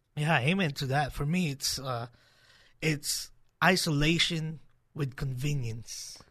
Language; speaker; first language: English; non-native, local second language; Filipino